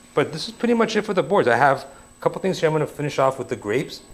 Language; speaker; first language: English; native; English